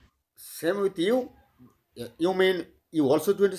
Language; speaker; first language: English; non-native, learner; Bangla